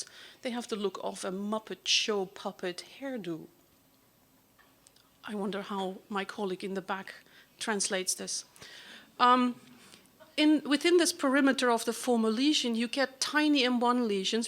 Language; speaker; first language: English; non-native, fluent; German